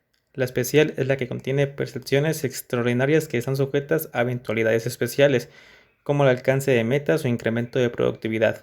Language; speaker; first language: Spanish; native; Spanish